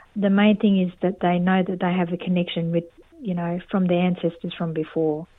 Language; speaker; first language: English; native; English